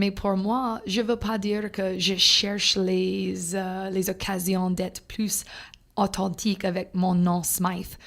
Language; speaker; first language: French; non-native, fluent; English